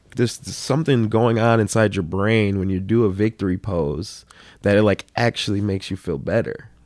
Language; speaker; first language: English; native; English